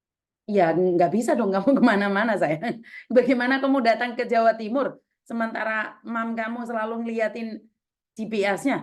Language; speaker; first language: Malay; non-native, local second language; Javanese